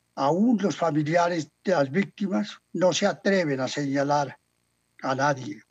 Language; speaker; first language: Spanish; native; Spanish